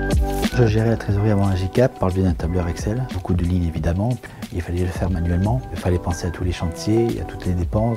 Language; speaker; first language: French; native; French